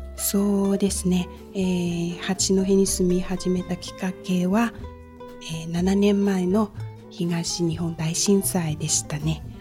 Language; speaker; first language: Japanese; non-native, fluent; Chinese